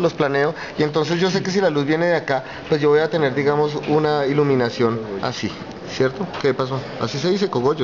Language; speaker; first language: Spanish; native; Spanish